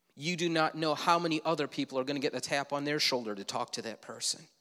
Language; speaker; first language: English; native; English